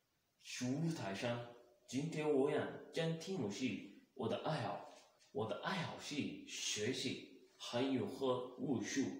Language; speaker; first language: Chinese; non-native, learner; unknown